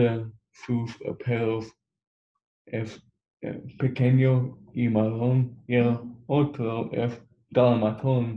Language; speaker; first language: Spanish; non-native, learner; English